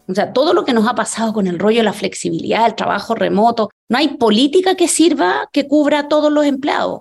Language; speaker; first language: Spanish; native; Spanish